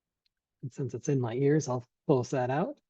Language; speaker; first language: English; native; English